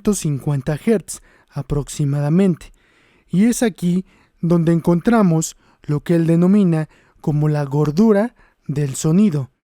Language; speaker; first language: Spanish; native; Spanish